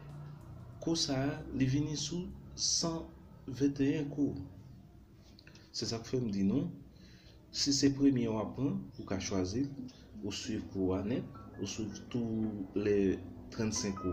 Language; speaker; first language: French; non-native, learner; Haitian Creole